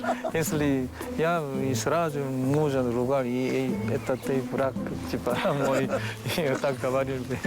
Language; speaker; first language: Russian; non-native, learner; Korean